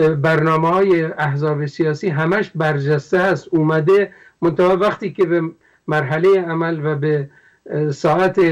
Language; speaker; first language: Persian; non-native, local second language; Kurdish